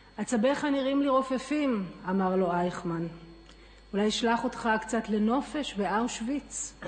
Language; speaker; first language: Hebrew; native; Hebrew